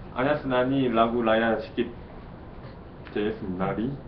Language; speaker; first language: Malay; non-native, learner; Korean